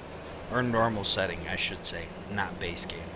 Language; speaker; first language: English; native; English